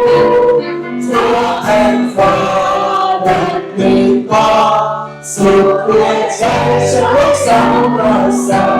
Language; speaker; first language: Thai; native; Thai